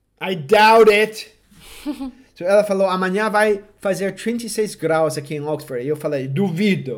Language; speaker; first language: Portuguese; non-native, fluent; English